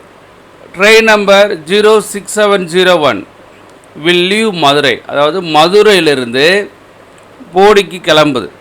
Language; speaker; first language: Tamil; native; Tamil